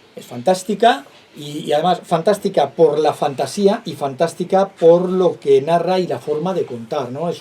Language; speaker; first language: Spanish; native; Spanish